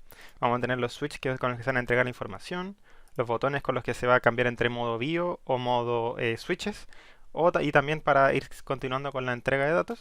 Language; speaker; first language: Spanish; native; Spanish